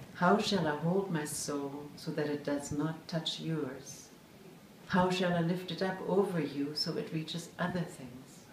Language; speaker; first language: English; non-native, fluent; German